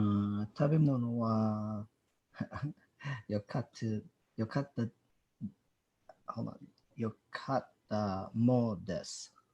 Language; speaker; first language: Japanese; non-native, learner; English